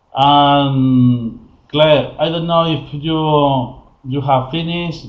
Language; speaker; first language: English; non-native, learner; Spanish